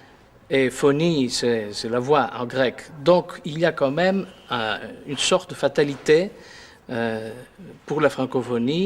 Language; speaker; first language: French; early bilingual, heritage; Greek